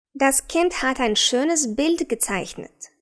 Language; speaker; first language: German; non-native, fluent; Ukrainian